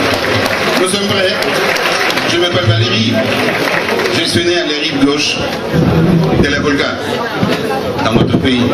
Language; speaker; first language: French; non-native, learner; Russian